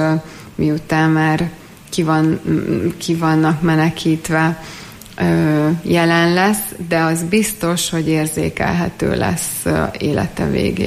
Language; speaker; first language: Hungarian; native; Hungarian